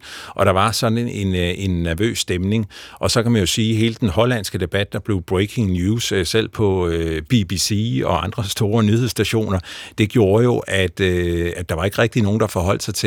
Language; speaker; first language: Danish; native; Danish